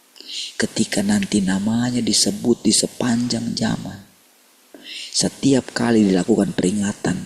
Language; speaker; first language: Indonesian; native; Indonesian